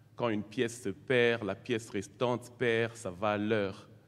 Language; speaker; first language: French; non-native, local second language; Swahili